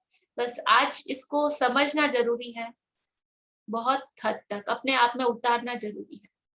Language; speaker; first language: Hindi; native; Hindi